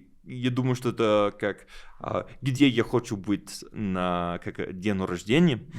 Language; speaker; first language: Russian; non-native, learner; English